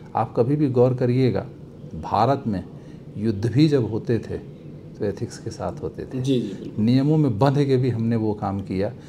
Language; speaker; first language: Hindi; native; Hindi